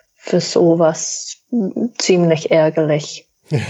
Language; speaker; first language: German; non-native, fluent; English